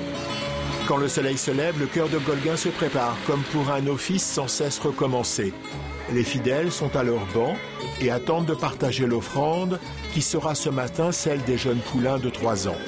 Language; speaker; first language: French; native; French